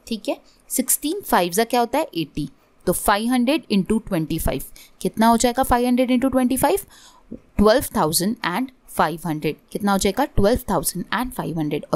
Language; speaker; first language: Hindi; non-native, local second language; Marathi